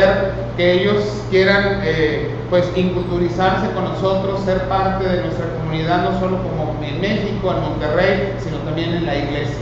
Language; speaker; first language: Spanish; native; Spanish